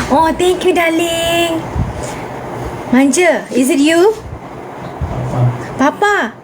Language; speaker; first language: English; non-native, local second language; Malay